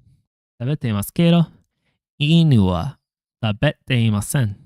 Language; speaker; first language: Japanese; non-native, learner; English